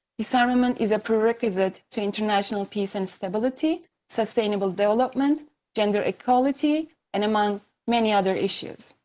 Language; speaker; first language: English; non-native, fluent; Turkish